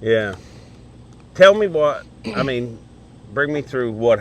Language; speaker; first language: English; native; English